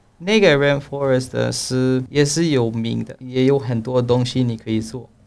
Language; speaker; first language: Chinese; non-native, learner; Spanish